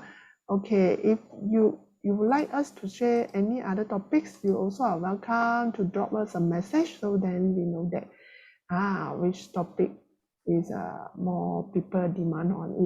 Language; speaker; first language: English; non-native, local second language; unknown